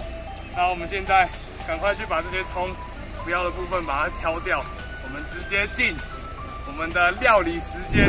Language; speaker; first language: Chinese; native; Chinese